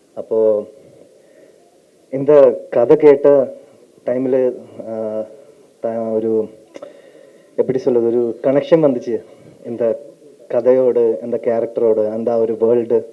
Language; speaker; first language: Tamil; non-native, learner; Malayalam